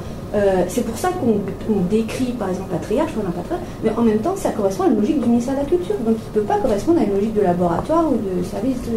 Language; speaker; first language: French; native; French